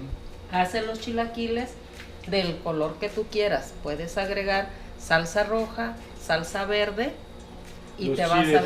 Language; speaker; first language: Spanish; native; Spanish